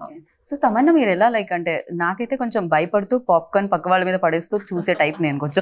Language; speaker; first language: Telugu; native; Telugu